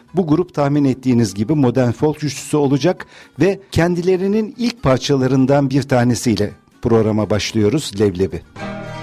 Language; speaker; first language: Turkish; native; Turkish